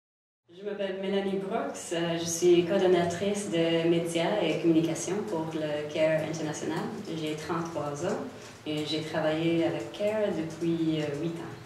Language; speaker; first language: French; non-native, local second language; English